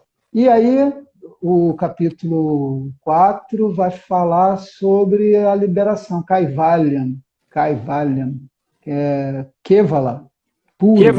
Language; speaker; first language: Portuguese; native; Portuguese